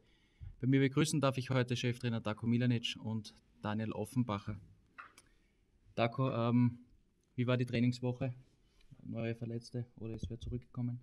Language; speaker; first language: German; native; German